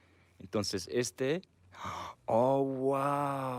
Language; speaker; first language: Spanish; non-native, fluent; English